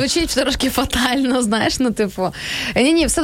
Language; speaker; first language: Ukrainian; native; Ukrainian